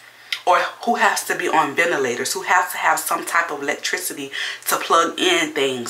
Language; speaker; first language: English; native; English